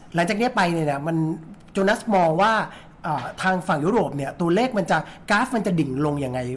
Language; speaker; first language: Thai; native; Thai